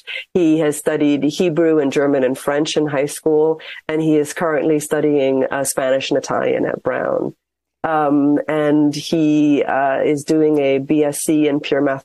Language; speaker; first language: English; native; English